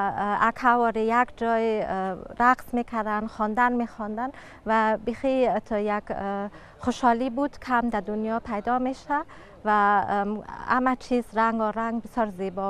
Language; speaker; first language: Persian; early bilingual, heritage; Persian